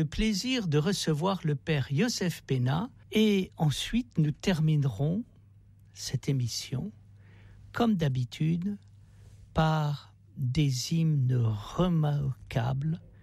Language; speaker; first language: French; native; French